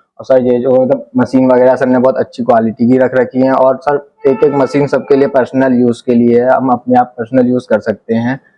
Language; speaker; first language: Hindi; native; Hindi